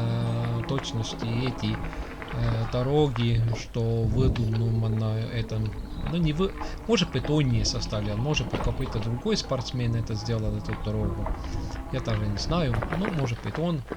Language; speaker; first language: Russian; non-native, local second language; Estonian